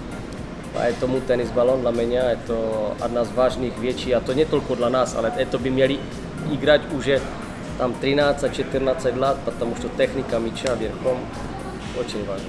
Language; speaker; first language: Russian; non-native, learner; Czech